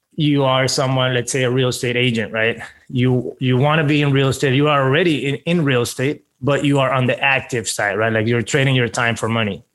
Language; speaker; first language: English; non-native, fluent; Spanish